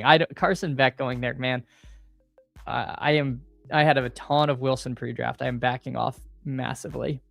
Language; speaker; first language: English; native; English